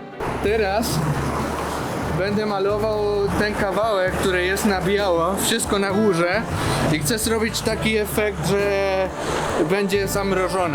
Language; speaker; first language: Polish; non-native, learner; Spanish